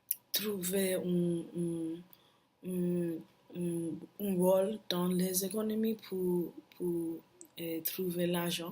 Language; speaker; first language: French; non-native, learner; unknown